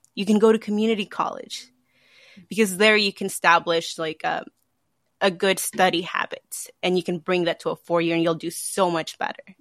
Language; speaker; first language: English; early bilingual, other home language; Spanish